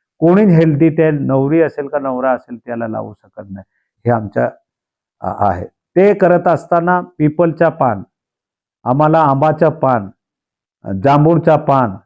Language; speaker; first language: Marathi; non-native, local second language; Bhili